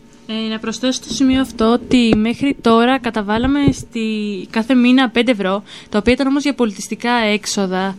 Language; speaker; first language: Greek; native; Greek